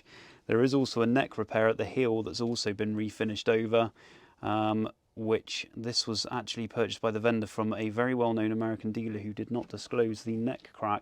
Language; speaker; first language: English; native; English